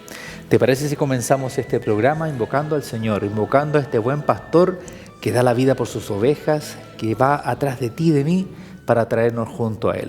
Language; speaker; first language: Spanish; native; Spanish